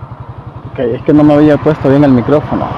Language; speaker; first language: Spanish; native; Spanish